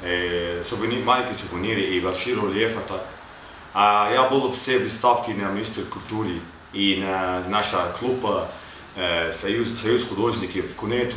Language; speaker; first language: Russian; non-native, learner; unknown